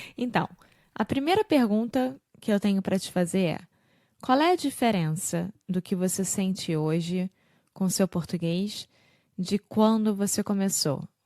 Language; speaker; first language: Portuguese; native; Portuguese